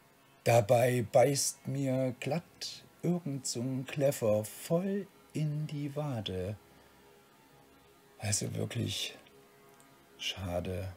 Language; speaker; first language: German; native; German